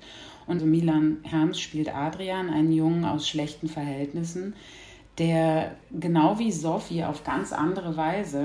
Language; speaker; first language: German; native; German